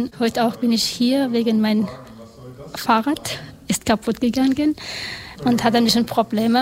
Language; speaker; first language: German; non-native, learner; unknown